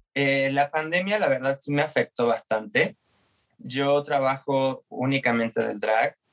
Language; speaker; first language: Spanish; native; Spanish